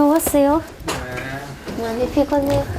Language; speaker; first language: Korean; non-native, learner; Vietnamese